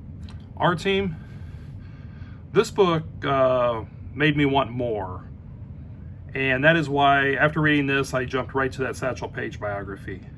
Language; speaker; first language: English; native; English